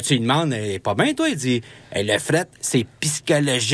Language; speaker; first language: French; native; French